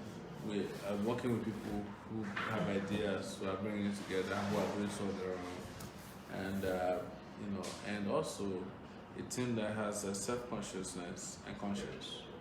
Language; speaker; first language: English; non-native, local second language; Yoruba